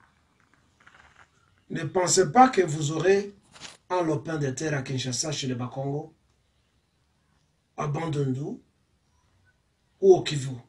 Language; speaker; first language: French; non-native, local second language; Swahili